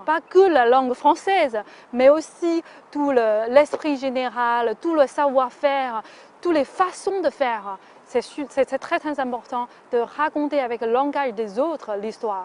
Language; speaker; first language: French; non-native, fluent; Chinese